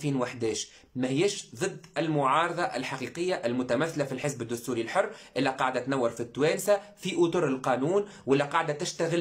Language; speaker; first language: Arabic; native; Arabic